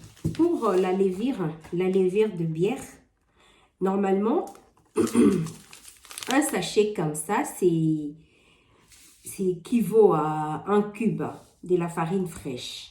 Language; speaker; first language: French; non-native, local second language; Lingala